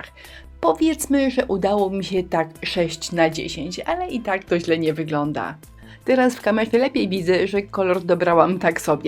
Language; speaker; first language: Polish; native; Polish